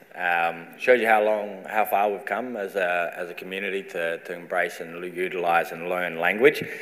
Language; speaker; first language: English; native; English